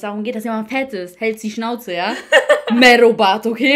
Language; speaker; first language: German; early bilingual, other home language; Albanian